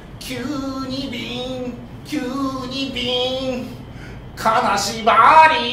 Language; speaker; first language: Japanese; native; Japanese